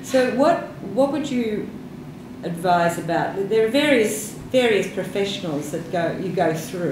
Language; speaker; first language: English; native; English